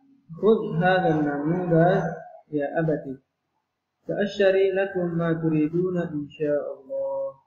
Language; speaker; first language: Arabic; non-native, fluent; Indonesian